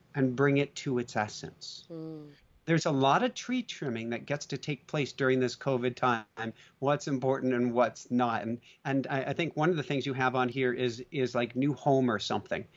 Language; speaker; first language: English; native; English